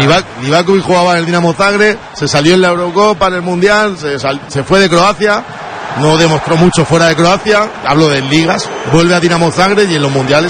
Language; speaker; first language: Spanish; native; Spanish